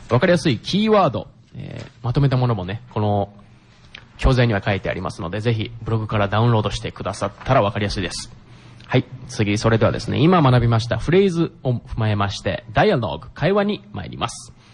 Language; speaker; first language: Japanese; native; Japanese